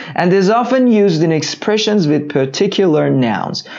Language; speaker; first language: English; non-native, fluent; Persian